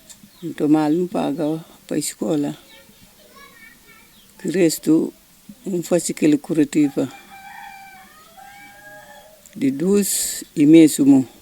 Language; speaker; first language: Portuguese; non-native, learner; Upper Guinea Crioulo